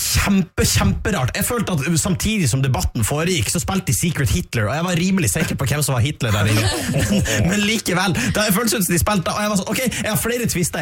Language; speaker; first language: Norwegian; native; Norwegian